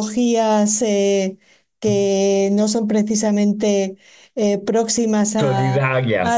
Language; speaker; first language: Spanish; native; Spanish